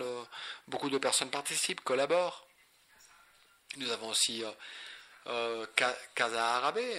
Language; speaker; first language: French; non-native, fluent; Spanish